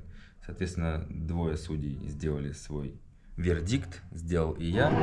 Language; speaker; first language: Russian; native; Russian